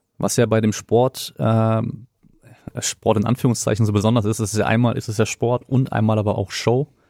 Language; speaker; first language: German; native; German